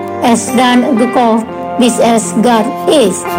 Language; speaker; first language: German; non-native, learner; Indonesian